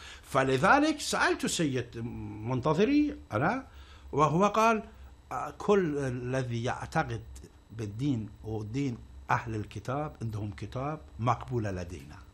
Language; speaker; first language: Arabic; non-native, learner; Persian